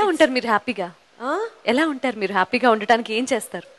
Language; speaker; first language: Telugu; native; Telugu